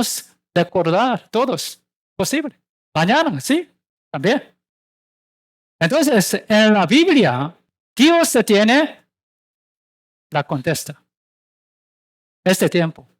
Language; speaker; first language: Spanish; non-native, learner; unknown